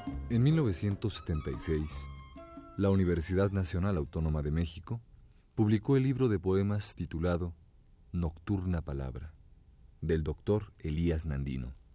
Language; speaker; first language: Spanish; native; Spanish